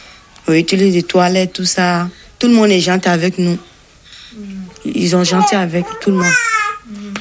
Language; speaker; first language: French; non-native, local second language; Bambara